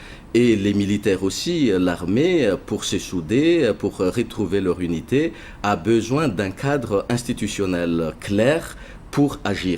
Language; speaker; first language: French; non-native, local second language; Malagasy